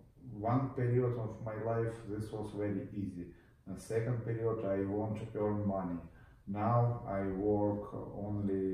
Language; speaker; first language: English; non-native, learner; Russian